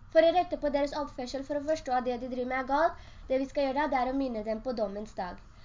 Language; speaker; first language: Norwegian; early bilingual, other home language; Urdu